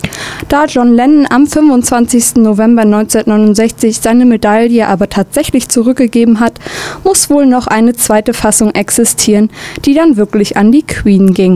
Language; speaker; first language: German; native; German